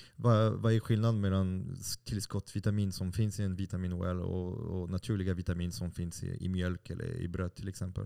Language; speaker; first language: Swedish; non-native, fluent; French